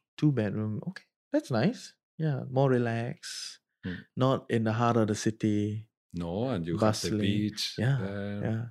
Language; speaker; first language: English; non-native, fluent; Spanish